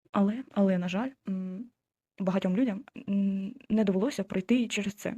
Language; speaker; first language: Ukrainian; non-native, local second language; Russian